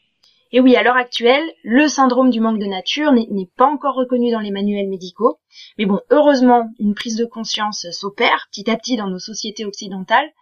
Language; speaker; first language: French; native; French